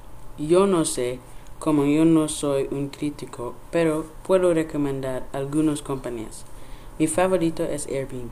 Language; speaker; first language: Spanish; non-native, learner; English